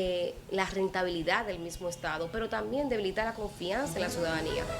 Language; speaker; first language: Spanish; native; Spanish